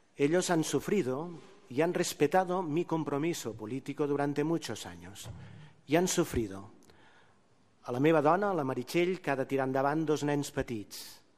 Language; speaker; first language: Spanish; non-native, local second language; Catalan